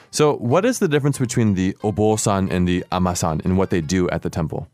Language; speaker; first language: English; native; English